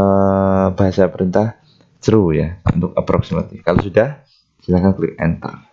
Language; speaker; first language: Indonesian; native; Indonesian